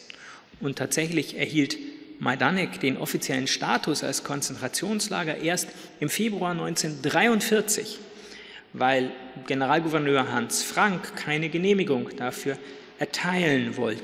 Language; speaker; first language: German; native; German